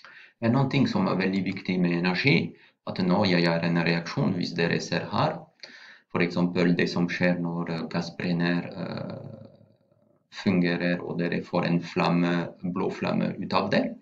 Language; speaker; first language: Norwegian; non-native, fluent; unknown